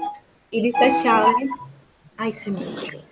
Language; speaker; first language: English; non-native, learner; Spanish